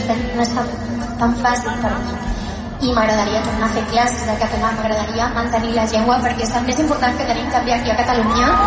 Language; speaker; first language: Catalan; non-native, local second language; Spanish